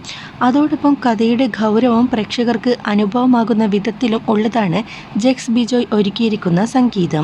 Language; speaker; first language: Malayalam; native; Malayalam